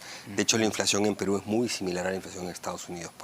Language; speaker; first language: Spanish; native; Spanish